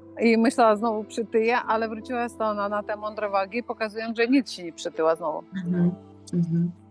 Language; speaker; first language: Polish; non-native, fluent; Ukrainian